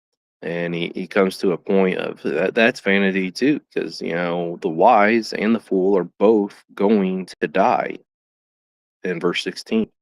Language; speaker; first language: English; native; English